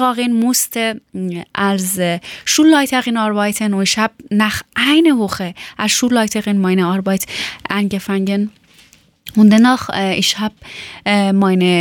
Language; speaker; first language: German; non-native, learner; Persian